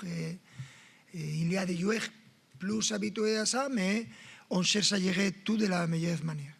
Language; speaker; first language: French; non-native, fluent; Spanish